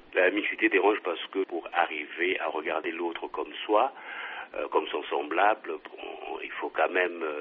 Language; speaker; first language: French; non-native, local second language; Kongo